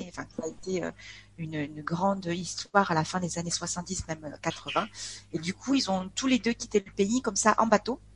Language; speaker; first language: French; native; French